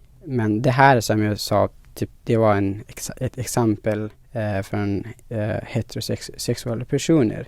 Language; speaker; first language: Swedish; non-native, fluent; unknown